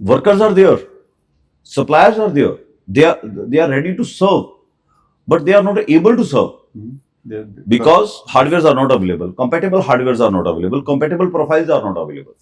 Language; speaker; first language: English; non-native, local second language; Hindi